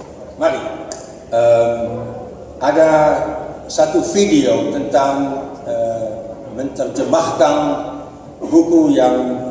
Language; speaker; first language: Indonesian; non-native, fluent; Dutch